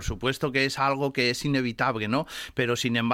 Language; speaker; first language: Spanish; native; Spanish